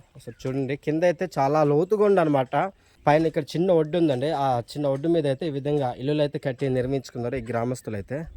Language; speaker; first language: Telugu; non-native, local second language; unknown